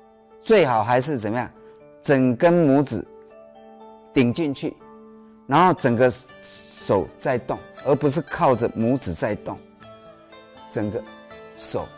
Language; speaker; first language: Chinese; native; Chinese